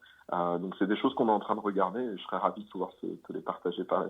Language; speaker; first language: French; native; French